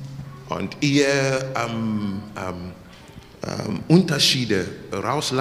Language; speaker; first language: German; non-native, learner; English